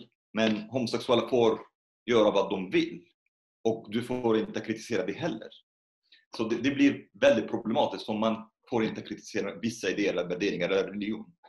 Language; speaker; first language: Swedish; non-native, fluent; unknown